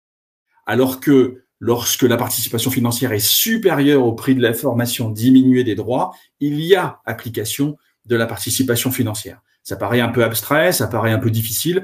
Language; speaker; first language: French; native; French